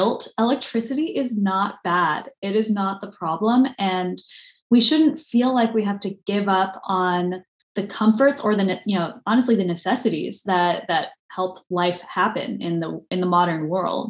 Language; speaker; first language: English; native; English